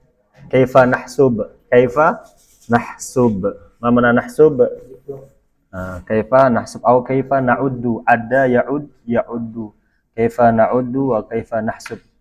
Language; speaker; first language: Arabic; non-native, fluent; Indonesian